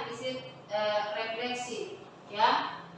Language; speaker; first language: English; non-native, learner; Indonesian